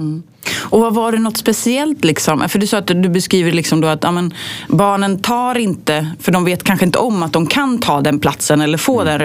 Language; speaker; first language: Swedish; native; Swedish